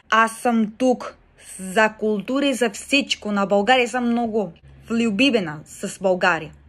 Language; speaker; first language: Bulgarian; non-native, learner; Spanish